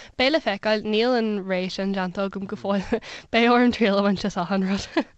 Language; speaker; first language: Irish; non-native, local second language; English